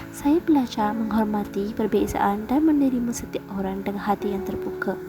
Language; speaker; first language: Malay; non-native, local second language; Tamil